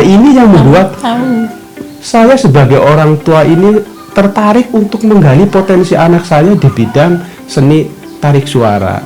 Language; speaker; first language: Indonesian; non-native, local second language; Javanese